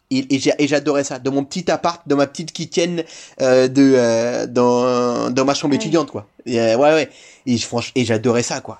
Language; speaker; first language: French; native; French